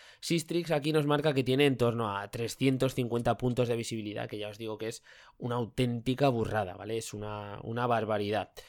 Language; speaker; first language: Spanish; native; Spanish